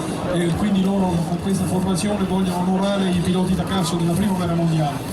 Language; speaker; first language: Italian; native; Italian